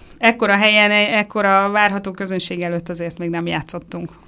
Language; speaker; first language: Hungarian; native; Hungarian